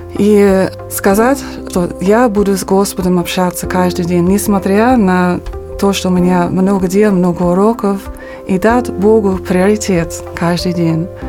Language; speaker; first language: Russian; non-native, fluent; English